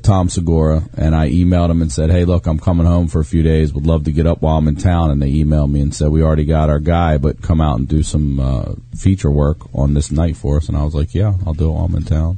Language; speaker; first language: English; native; English